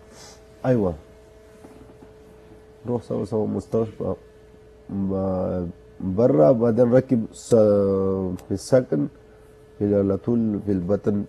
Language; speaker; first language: Arabic; non-native, learner; Turkish